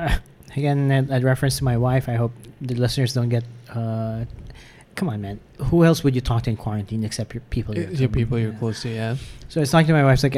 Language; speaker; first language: English; non-native, local second language; Filipino